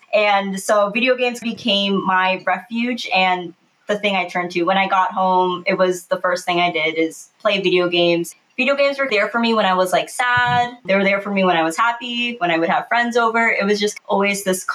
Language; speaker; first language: English; native; English